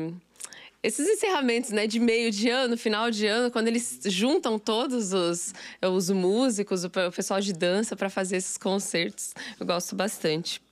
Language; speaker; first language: Portuguese; native; Portuguese